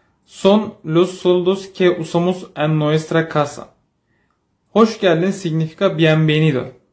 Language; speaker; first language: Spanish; non-native, learner; Turkish